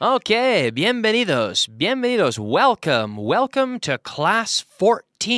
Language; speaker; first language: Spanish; non-native, fluent; English